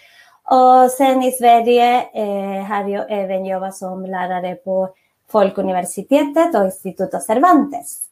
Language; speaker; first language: Swedish; non-native, fluent; Spanish